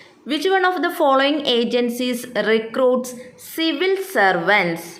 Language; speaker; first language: English; non-native, local second language; Malayalam